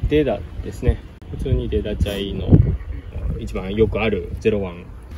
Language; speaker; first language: Japanese; native; Japanese